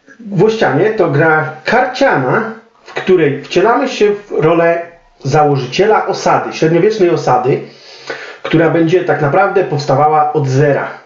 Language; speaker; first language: Polish; native; Polish